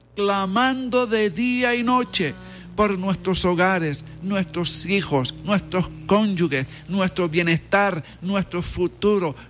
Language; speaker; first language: Spanish; early bilingual, heritage; Spanish